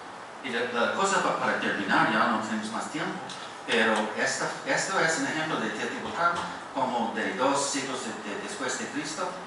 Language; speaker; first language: Spanish; non-native, fluent; English